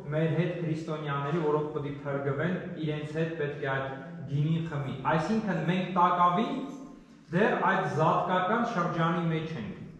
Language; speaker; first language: Armenian; native; Armenian